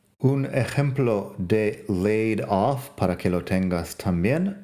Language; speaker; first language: Spanish; non-native, fluent; English